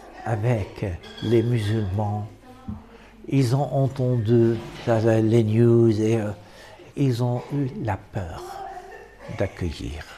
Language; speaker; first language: French; non-native, local second language; Arabic